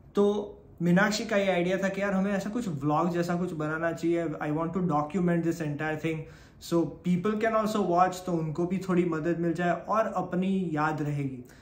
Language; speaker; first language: Hindi; non-native, local second language; Gujarati